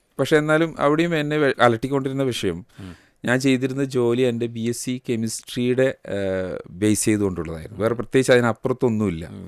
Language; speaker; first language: Malayalam; native; Malayalam